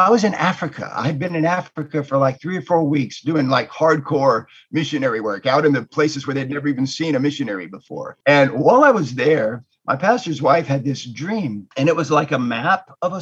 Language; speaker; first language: English; native; English